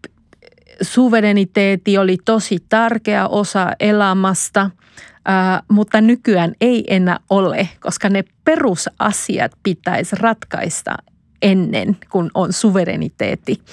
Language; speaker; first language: Finnish; non-native, fluent; Spanish